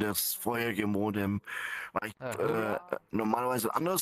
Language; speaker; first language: German; non-native, fluent; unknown